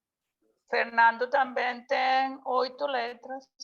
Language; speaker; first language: Portuguese; non-native, learner; Spanish